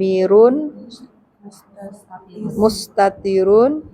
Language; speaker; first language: Arabic; non-native, learner; Indonesian